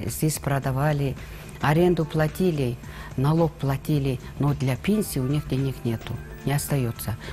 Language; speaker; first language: Russian; non-native, local second language; Kazakh